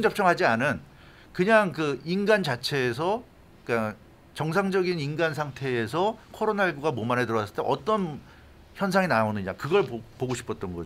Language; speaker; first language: Korean; native; Korean